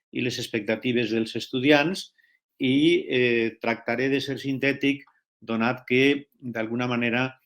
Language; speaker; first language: Catalan; non-native, local second language; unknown